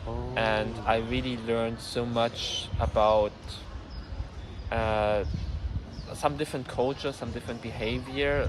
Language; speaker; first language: English; non-native, fluent; German